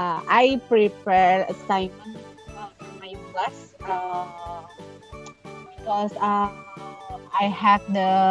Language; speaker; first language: English; non-native, learner; Indonesian